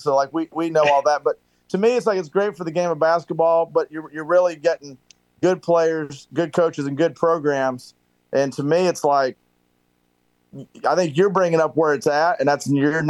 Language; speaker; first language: English; native; English